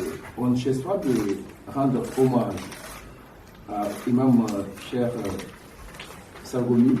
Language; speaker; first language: French; non-native, local second language; Wolof